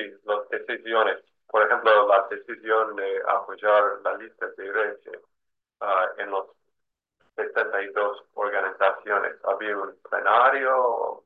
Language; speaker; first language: Spanish; non-native, fluent; English